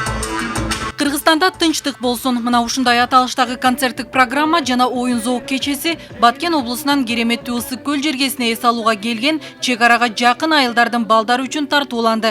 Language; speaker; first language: Kyrgyz; native; Kyrgyz